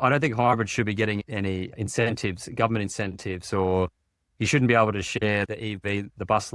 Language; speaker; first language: English; native; English